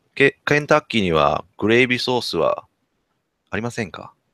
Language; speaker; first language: Japanese; non-native, learner; English